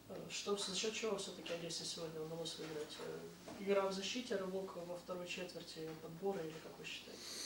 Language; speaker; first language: Russian; native; Russian